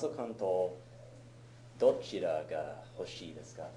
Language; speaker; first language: Japanese; non-native, learner; English